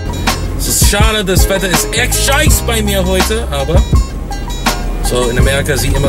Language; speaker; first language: German; non-native, learner; English